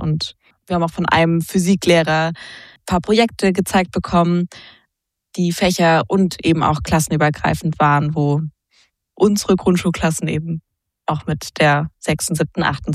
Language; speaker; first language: German; native; German